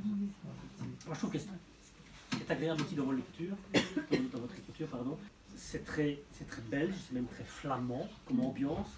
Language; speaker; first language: French; native; French